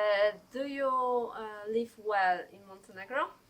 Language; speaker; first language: English; non-native, learner; Polish